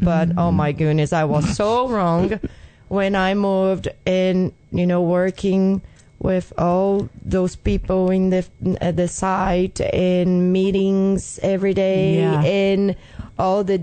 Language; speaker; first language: English; non-native, fluent; Portuguese